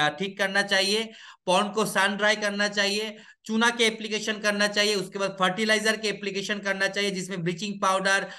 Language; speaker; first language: Hindi; non-native, local second language; Bangla